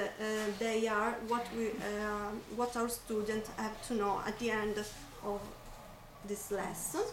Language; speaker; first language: English; non-native, fluent; Italian